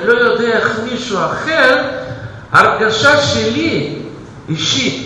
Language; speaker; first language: Hebrew; non-native, fluent; Russian